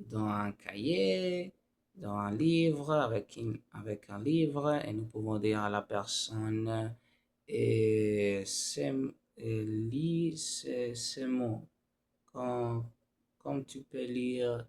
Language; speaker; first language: French; non-native, learner; Spanish